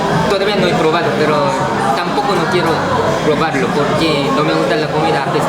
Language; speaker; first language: Spanish; non-native, fluent; Korean